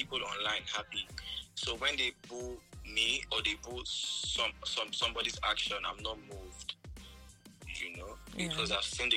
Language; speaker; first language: English; non-native, local second language; Yoruba